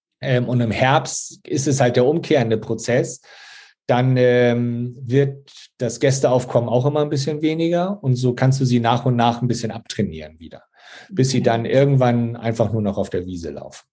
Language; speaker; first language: German; native; German